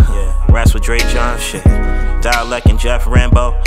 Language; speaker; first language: English; native; English